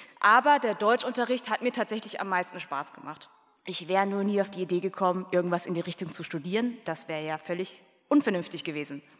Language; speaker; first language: German; early bilingual, other home language; Vietnamese